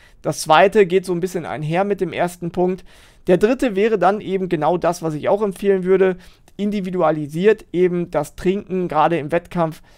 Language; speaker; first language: German; native; German